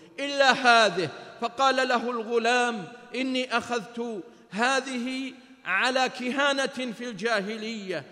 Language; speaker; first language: Arabic; native; Arabic